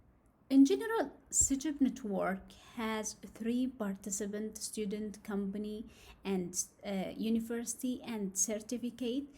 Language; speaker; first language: English; non-native, learner; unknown